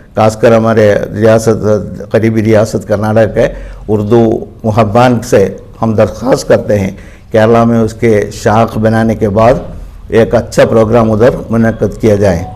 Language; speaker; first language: Urdu; non-native, local second language; Malayalam